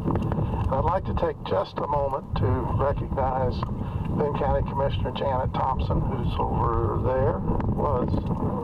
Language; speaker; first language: English; native; English